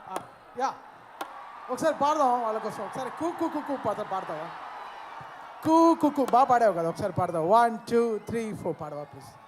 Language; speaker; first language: Telugu; native; Telugu